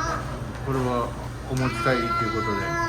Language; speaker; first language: Japanese; native; Japanese